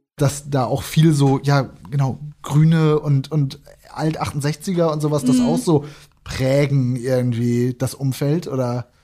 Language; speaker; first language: German; native; German